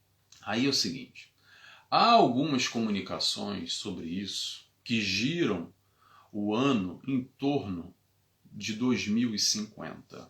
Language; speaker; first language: Portuguese; native; Portuguese